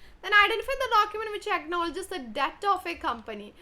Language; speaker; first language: English; non-native, local second language; Malayalam